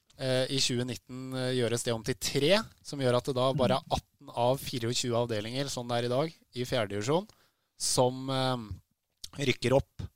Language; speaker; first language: Norwegian; native; Norwegian